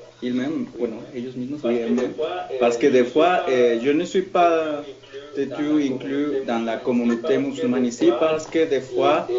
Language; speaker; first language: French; non-native, learner; Spanish